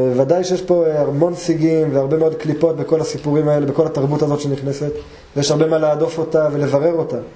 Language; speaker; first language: Hebrew; native; Hebrew